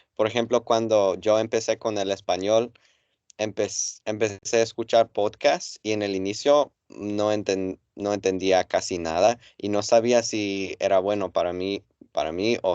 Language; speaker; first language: Spanish; non-native, fluent; English